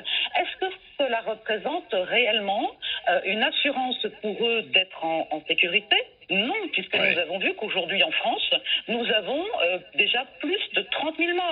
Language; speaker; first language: French; native; French